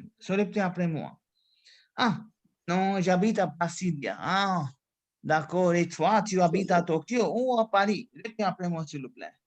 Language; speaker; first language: French; non-native, fluent; Hindi